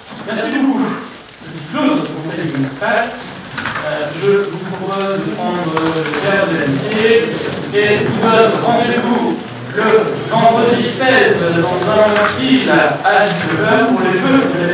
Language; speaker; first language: French; native; French